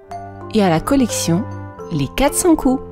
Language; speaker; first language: French; native; French